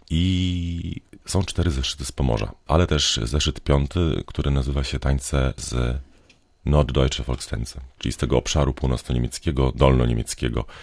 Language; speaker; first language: Polish; native; Polish